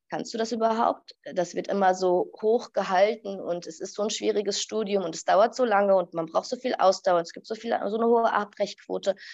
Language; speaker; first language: German; early bilingual, other home language; Arabic